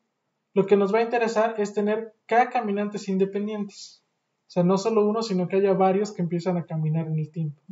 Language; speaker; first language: Spanish; native; Spanish